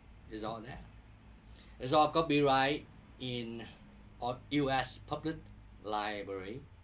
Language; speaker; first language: English; non-native, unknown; Vietnamese